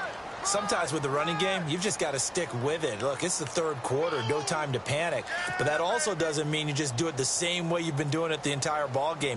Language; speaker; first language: English; native; English